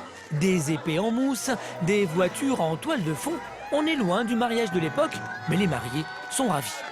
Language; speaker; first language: French; native; French